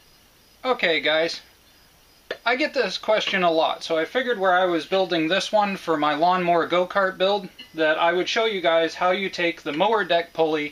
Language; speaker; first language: English; native; English